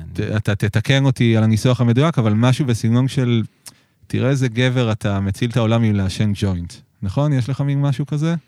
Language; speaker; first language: Hebrew; native; Hebrew